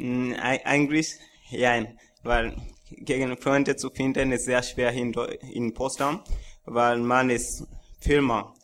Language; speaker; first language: German; non-native, learner; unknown